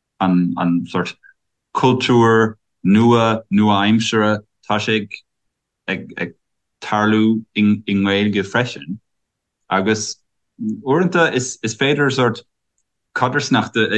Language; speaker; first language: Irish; non-native, learner; German